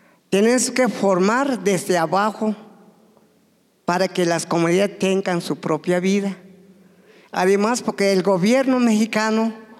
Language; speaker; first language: Spanish; non-native, local second language; Tzotzil